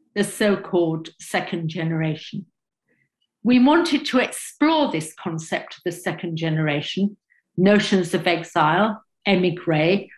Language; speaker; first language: English; native; English